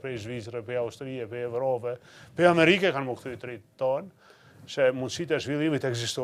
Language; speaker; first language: Albanian; native; Albanian